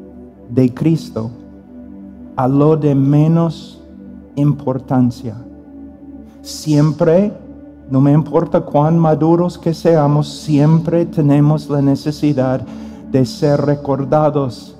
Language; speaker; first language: Spanish; non-native, fluent; English